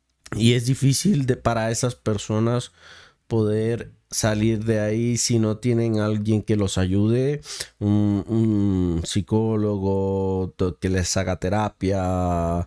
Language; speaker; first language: Spanish; native; Spanish